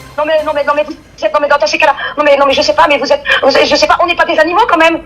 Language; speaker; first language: French; native; French